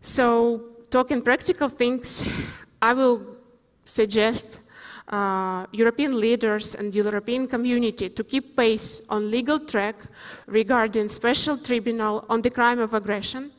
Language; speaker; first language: English; non-native, fluent; Ukrainian